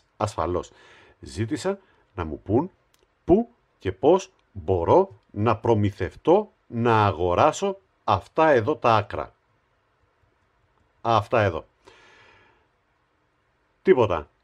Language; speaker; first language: Greek; native; Greek